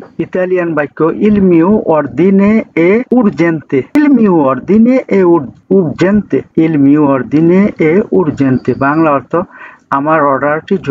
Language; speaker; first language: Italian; non-native, learner; Bangla